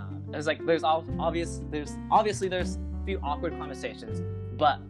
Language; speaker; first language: English; native; English